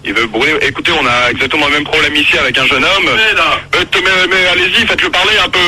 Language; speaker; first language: French; native; French